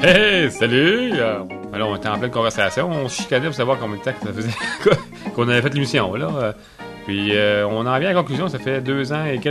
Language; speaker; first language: French; native; French